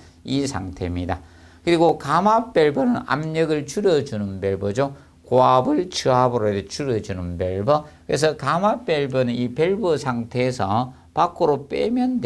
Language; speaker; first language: Korean; native; Korean